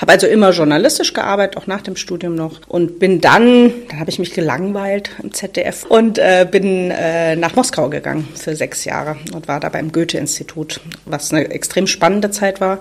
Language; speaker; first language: German; native; German